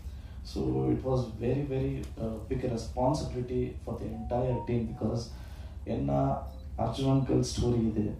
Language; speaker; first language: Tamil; non-native, learner; Kannada